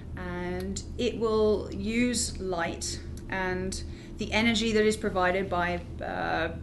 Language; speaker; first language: English; native; English